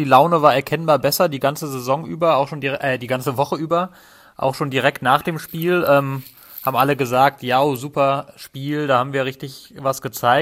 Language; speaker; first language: German; native; German